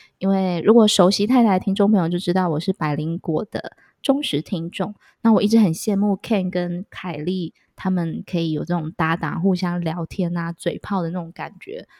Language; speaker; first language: Chinese; native; Chinese